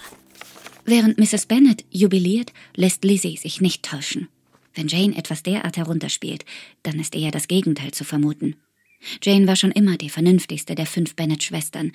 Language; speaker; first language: German; native; German